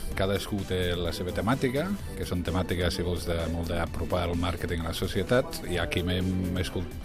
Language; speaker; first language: Catalan; non-native, fluent; English